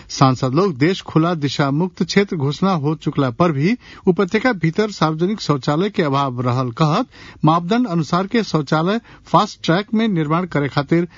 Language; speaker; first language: Bhojpuri; non-native, local second language; Nepali